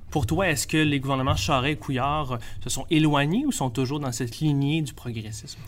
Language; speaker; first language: French; native; French